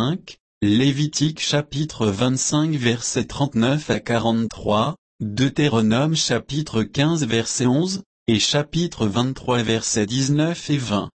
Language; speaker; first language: French; native; French